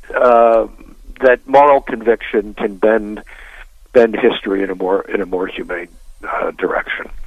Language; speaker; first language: English; native; English